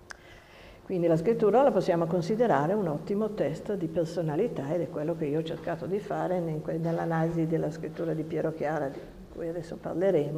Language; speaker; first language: Italian; native; Italian